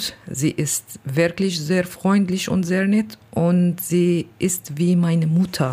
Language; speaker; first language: German; non-native, learner; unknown